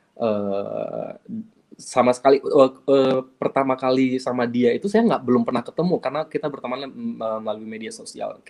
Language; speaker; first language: Indonesian; non-native, local second language; Achinese